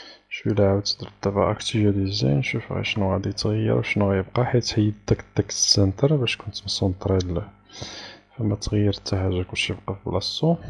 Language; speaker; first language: Arabic; native; Arabic